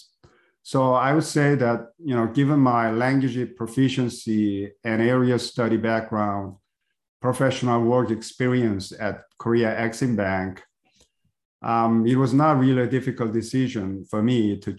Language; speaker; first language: English; non-native, fluent; Korean